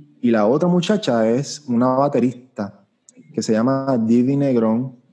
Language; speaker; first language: Spanish; native; Spanish